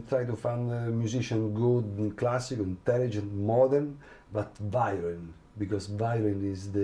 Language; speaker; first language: English; non-native, learner; Italian